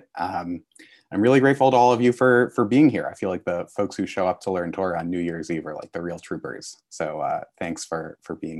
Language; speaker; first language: English; native; English